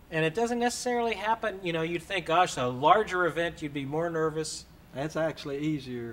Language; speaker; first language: English; native; English